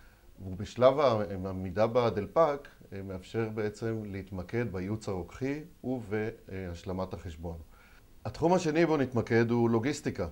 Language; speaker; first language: Hebrew; native; Hebrew